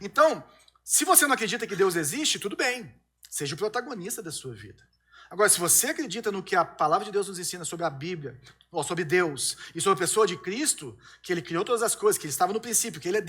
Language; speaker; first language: Portuguese; native; Portuguese